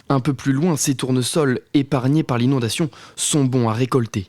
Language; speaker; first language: French; native; French